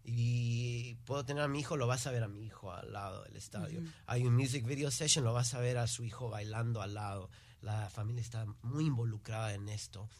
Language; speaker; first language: Spanish; early bilingual, heritage; Spanish